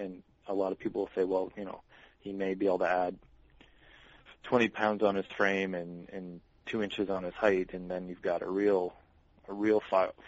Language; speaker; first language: English; native; English